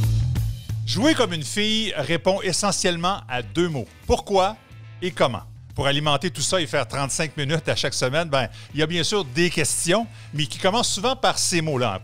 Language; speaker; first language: French; native; French